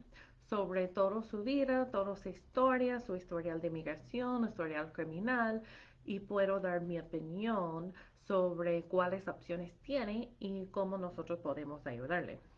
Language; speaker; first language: Spanish; non-native, fluent; English